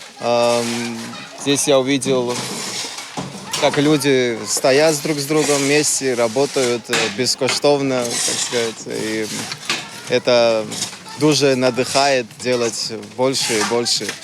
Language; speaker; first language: Russian; non-native, fluent; Georgian